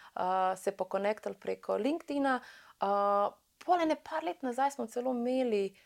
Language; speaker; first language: Slovenian; early bilingual, other home language; Bosnian